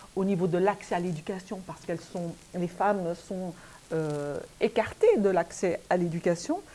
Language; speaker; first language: French; native; French